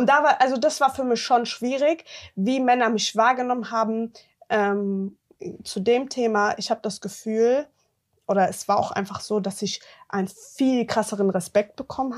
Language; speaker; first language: German; early bilingual, other home language; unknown